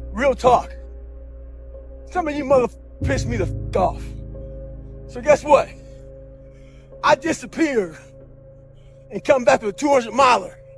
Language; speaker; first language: English; native; English